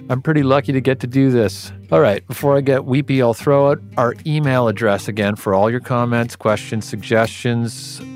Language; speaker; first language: English; native; English